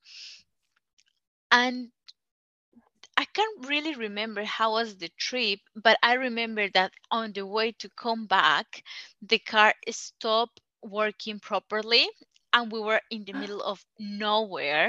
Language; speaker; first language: English; non-native, learner; Spanish